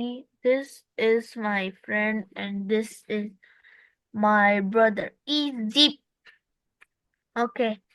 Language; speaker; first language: English; non-native, local second language; Urdu